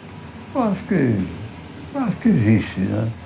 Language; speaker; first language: Portuguese; early bilingual, other home language; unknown